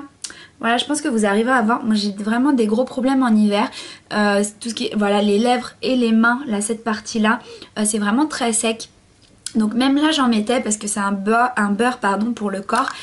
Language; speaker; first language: French; native; French